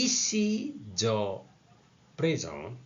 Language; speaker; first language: French; non-native, learner; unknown